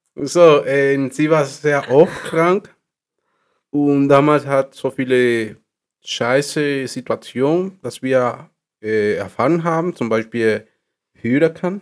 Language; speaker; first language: German; non-native, learner; Spanish